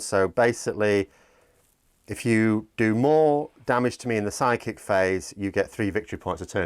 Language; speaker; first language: English; native; English